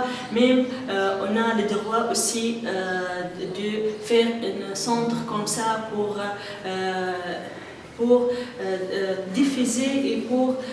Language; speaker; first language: French; non-native, local second language; Arabic